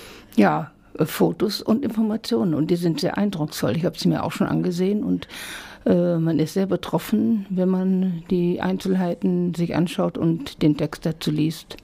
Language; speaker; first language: German; native; German